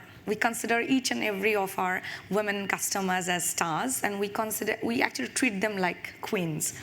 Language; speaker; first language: English; non-native, local second language; Bangla